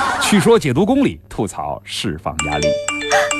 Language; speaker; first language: Chinese; native; Chinese